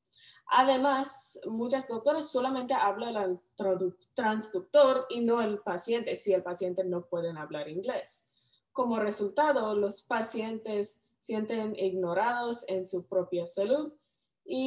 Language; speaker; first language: Spanish; non-native, learner; English